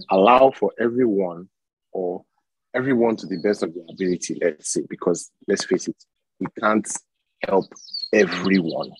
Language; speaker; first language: English; non-native, local second language; Yoruba